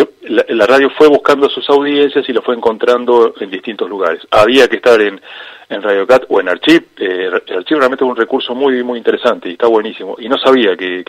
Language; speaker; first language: Spanish; native; Spanish